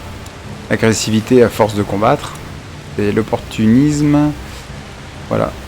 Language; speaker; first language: French; native; French